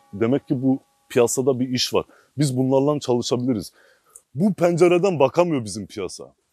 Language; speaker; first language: Turkish; early bilingual, heritage; Turkish